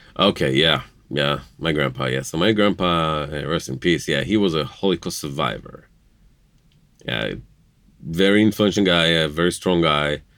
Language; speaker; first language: English; non-native, fluent; Hebrew